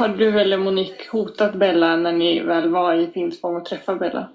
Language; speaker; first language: Swedish; native; Swedish